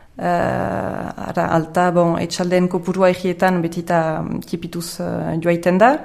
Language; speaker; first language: Basque; native; Basque